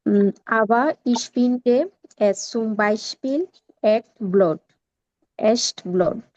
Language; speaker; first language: German; non-native, learner; Bangla